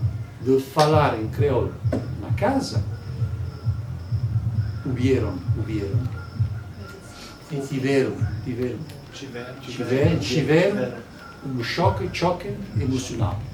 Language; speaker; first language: Portuguese; non-native, learner; Italian